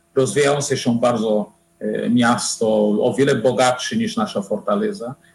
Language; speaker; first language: Polish; non-native, fluent; Portuguese